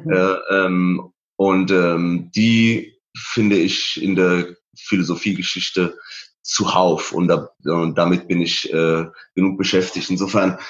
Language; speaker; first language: German; early bilingual, other home language; Persian